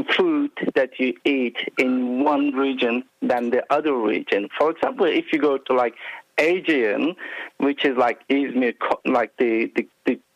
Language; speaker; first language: English; non-native, fluent; Turkish